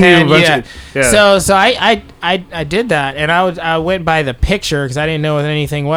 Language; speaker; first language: English; non-native, fluent; French